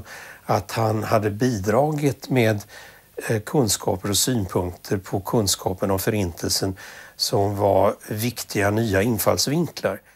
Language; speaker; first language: Swedish; native; Swedish